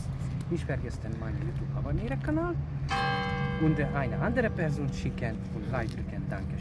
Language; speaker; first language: German; non-native, learner; Hungarian